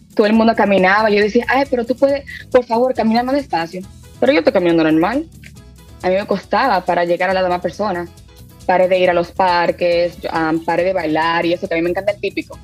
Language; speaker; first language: Spanish; early bilingual, heritage; Spanish